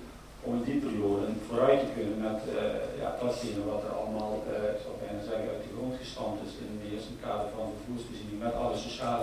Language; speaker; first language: Dutch; native; Dutch